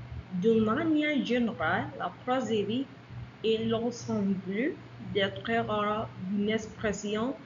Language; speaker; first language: French; non-native, learner; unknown